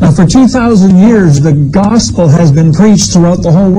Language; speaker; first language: English; native; English